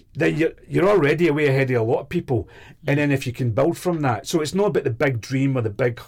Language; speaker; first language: English; native; English